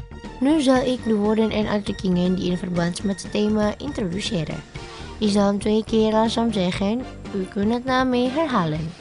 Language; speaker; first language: Dutch; non-native, learner; Indonesian